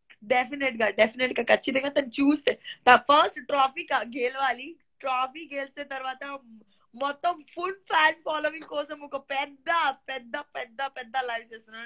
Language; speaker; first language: Telugu; non-native, learner; Gujarati